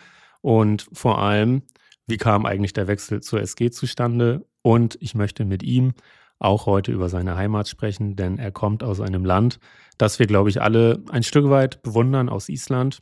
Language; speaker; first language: German; native; German